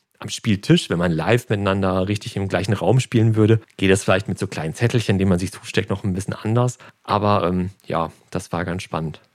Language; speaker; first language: German; native; German